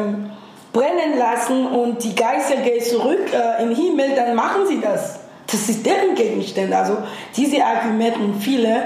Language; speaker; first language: German; non-native, fluent; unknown